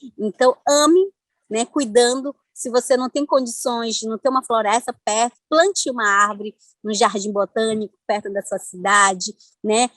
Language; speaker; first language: Portuguese; non-native, local second language; Ticuna